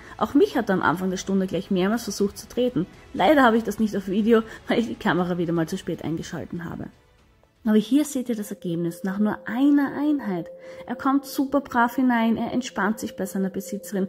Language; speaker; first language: German; native; German